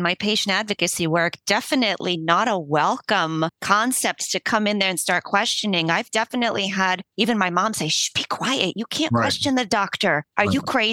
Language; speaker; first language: English; early bilingual, other home language; Polish